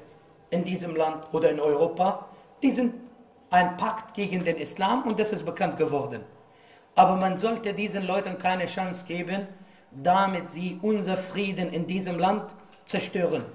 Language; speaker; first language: German; non-native, fluent; Arabic